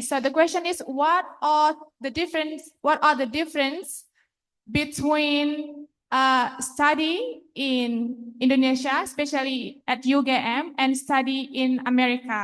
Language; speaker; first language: English; non-native, fluent; Indonesian